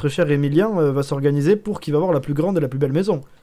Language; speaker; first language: French; native; French